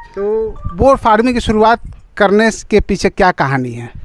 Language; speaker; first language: Hindi; native; Hindi